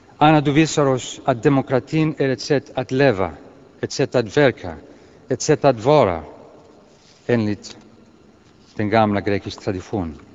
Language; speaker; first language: Swedish; non-native, fluent; Greek